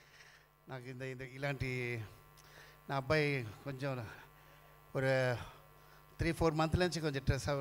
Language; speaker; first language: Telugu; non-native, fluent; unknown